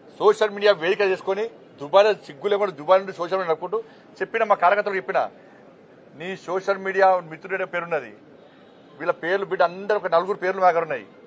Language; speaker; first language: Telugu; native; Telugu